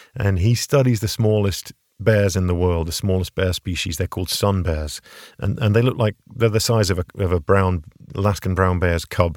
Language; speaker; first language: English; native; English